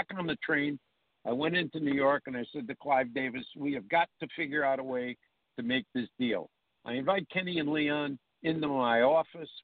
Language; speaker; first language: English; native; English